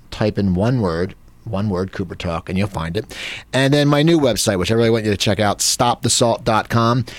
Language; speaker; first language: English; native; English